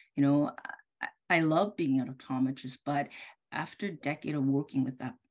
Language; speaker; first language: English; early bilingual, other home language; Korean